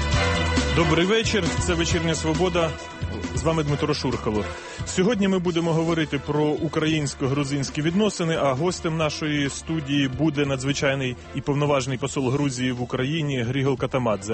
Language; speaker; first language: Ukrainian; native; Ukrainian